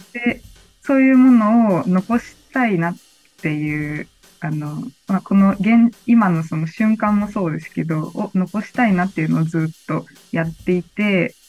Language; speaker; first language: Japanese; native; Japanese